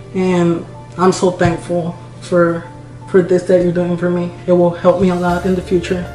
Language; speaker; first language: English; non-native, fluent; Spanish